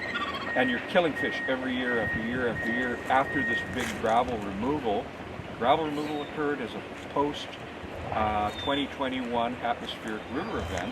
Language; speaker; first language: English; native; English